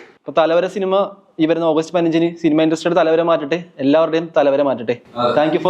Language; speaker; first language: Malayalam; native; Malayalam